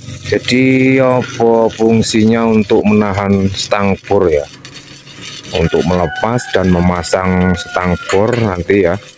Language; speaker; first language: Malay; non-native, local second language; Javanese